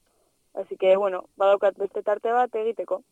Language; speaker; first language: Basque; non-native, local second language; Spanish